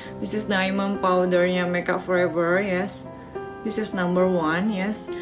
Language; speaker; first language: English; non-native, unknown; Indonesian